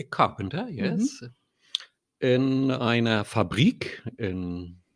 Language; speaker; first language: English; non-native, learner; German